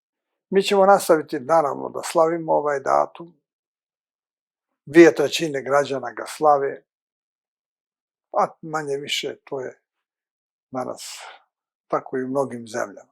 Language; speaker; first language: Bosnian; native; Bosnian